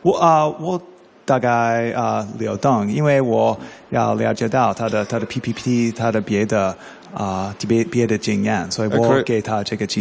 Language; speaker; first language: Chinese; non-native, learner; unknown